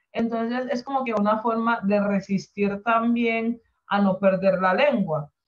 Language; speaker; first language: Spanish; non-native, local second language; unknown